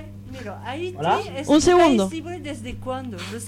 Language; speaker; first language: Spanish; non-native, learner; French